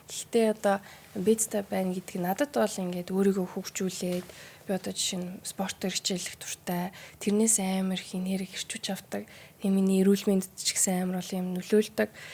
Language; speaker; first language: Mongolian; early bilingual, heritage; Mongolian